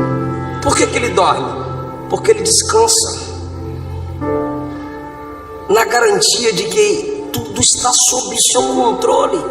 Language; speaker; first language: Portuguese; native; Portuguese